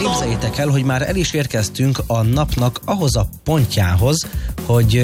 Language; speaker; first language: Hungarian; native; Hungarian